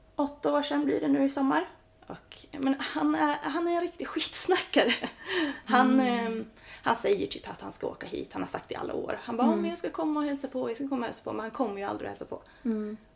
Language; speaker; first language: Swedish; early bilingual, other home language; Spanish